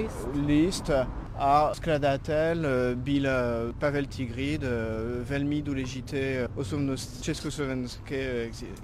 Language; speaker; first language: Czech; non-native, fluent; French